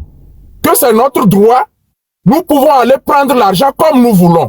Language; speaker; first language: French; non-native, local second language; Ewe